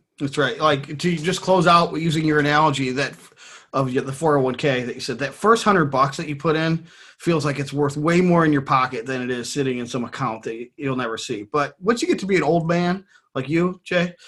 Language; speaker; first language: English; native; English